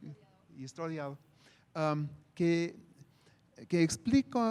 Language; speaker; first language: Spanish; non-native, fluent; English